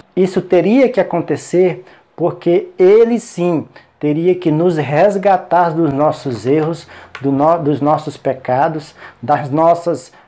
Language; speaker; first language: Portuguese; native; Portuguese